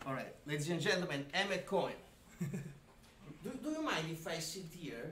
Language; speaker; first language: English; non-native, fluent; Italian